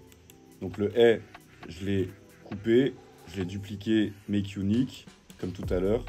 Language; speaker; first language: French; native; French